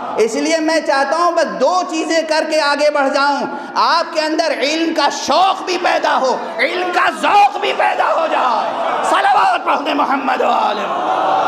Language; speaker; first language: Urdu; native; Urdu